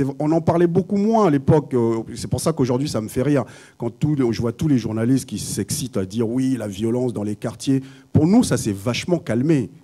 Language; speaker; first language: French; early bilingual, other home language; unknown